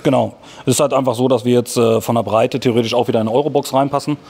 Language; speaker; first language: German; native; German